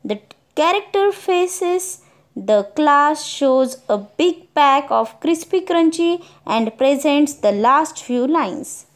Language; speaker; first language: English; non-native, local second language; Marathi